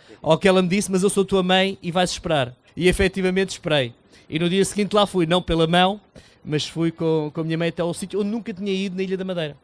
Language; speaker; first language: Portuguese; native; Portuguese